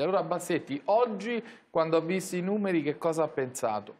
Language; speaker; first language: Italian; native; Italian